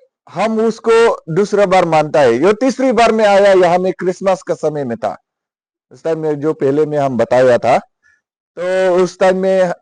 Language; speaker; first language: Hindi; non-native, local second language; Khasi